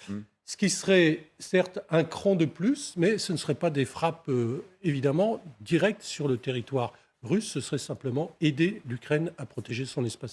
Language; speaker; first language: French; native; French